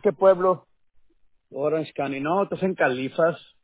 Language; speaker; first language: Spanish; native; Spanish